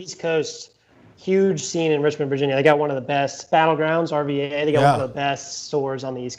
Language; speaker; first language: English; native; English